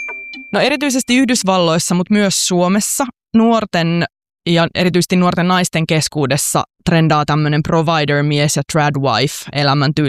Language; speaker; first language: Finnish; native; Finnish